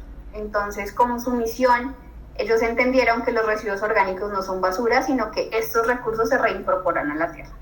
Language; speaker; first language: Spanish; native; Spanish